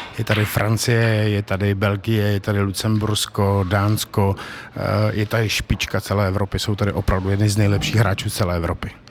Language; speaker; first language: Czech; native; Czech